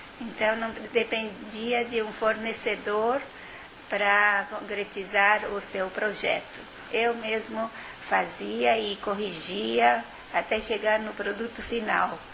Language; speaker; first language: Portuguese; early bilingual, other home language; Japanese